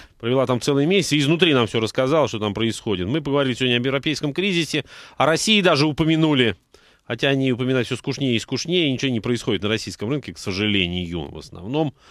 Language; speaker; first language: Russian; native; Russian